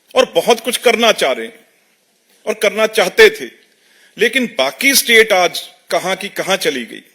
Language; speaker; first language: Hindi; non-native, local second language; Punjabi